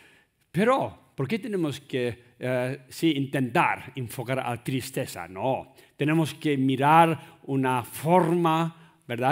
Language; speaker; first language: Spanish; non-native, learner; Tibetan